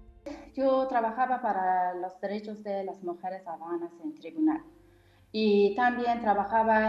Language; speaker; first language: Spanish; non-native, fluent; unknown